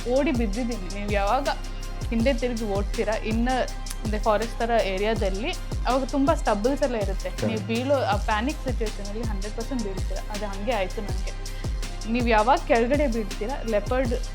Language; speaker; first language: Kannada; native; Kannada